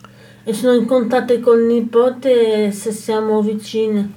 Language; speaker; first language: Italian; non-native, fluent; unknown